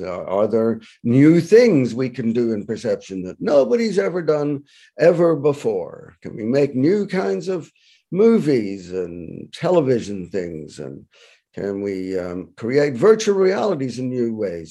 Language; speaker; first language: English; native; English